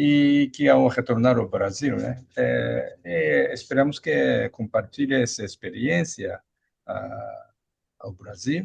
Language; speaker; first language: Portuguese; non-native, fluent; Japanese